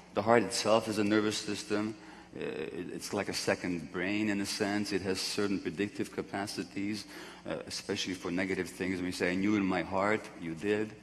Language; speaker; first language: English; non-native, fluent; Hungarian